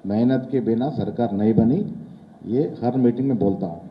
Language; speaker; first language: Hindi; non-native, local second language; Telugu